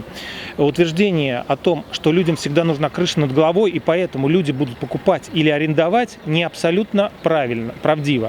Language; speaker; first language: Russian; native; Russian